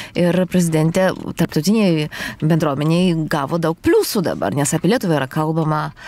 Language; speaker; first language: Lithuanian; non-native, local second language; Polish